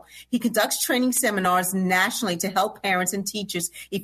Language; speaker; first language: English; native; English